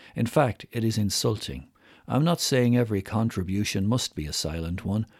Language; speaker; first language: English; native; English